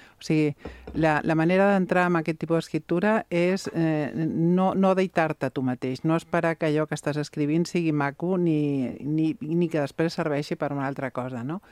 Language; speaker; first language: Catalan; non-native, local second language; Spanish